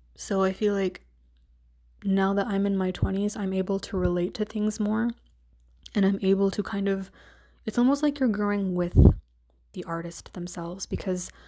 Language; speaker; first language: English; native; English